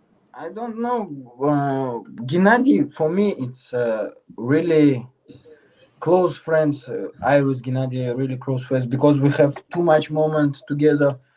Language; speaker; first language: English; non-native, learner; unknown